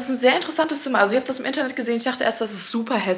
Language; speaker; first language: German; native; German